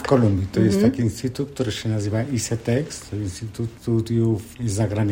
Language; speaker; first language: Polish; non-native, fluent; Spanish